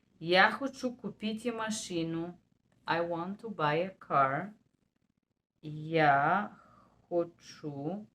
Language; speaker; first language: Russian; non-native, fluent; Bulgarian